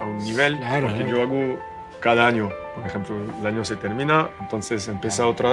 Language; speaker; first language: Spanish; non-native, learner; French